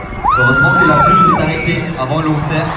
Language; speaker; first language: French; native; French